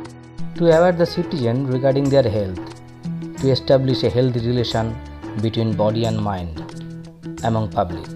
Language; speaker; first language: English; non-native, local second language; Bangla